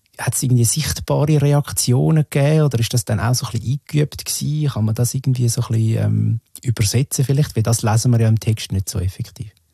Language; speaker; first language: German; native; German